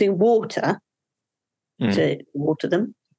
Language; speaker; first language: English; native; English